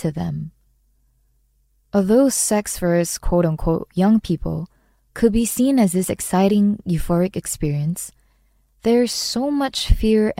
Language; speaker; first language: English; non-native, local second language; Chinese